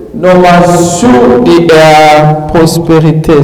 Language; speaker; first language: Danish; early bilingual, other home language; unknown